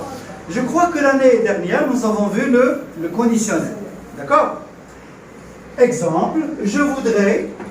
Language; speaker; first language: French; non-native, local second language; Arabic